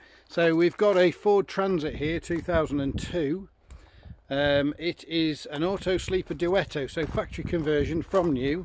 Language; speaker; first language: English; native; English